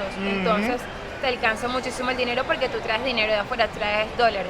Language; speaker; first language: Spanish; native; Spanish